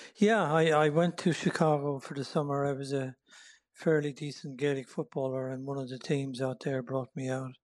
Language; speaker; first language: English; native; English